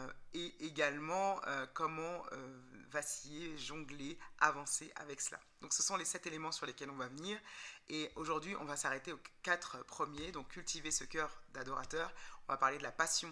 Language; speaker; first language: French; native; French